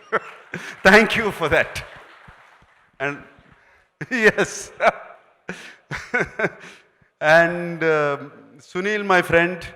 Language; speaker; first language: Telugu; native; Telugu